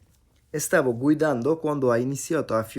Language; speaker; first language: Italian; non-native, fluent; Bangla